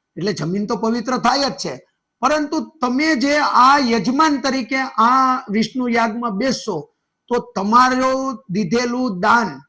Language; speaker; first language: Gujarati; native; Gujarati